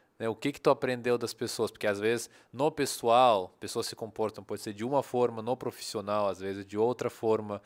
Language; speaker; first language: Portuguese; non-native, fluent; Russian